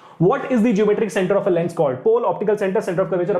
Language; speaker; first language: English; non-native, local second language; Hindi